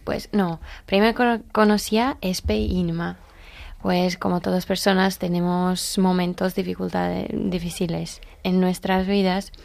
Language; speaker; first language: Spanish; non-native, learner; Georgian